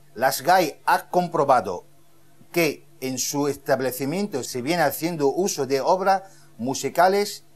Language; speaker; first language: Spanish; non-native, fluent; Arabic